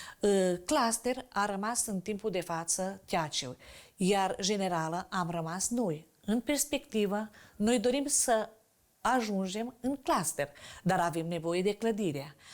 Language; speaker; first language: Romanian; native; Romanian